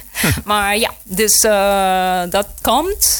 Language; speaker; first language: Dutch; non-native, learner; Spanish